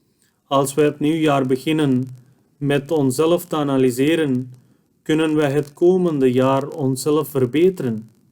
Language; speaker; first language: Dutch; non-native, fluent; Urdu